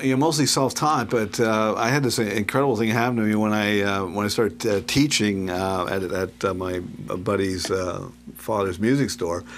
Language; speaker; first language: English; native; English